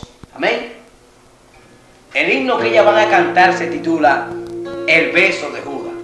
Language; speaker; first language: Spanish; native; Spanish